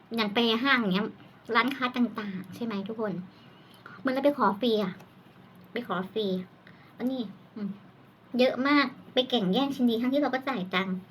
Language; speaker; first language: Thai; non-native, local second language; Northeastern Thai